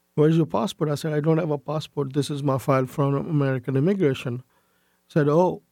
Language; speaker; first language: English; non-native, local second language; Urdu